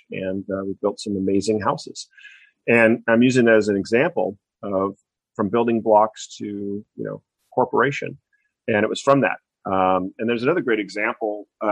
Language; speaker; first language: English; native; English